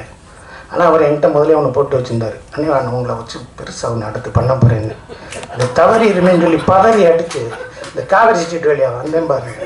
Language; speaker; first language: Tamil; native; Tamil